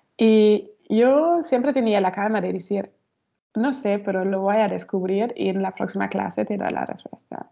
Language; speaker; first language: Spanish; non-native, fluent; German